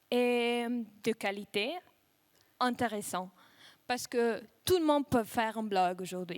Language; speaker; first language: French; non-native, fluent; Russian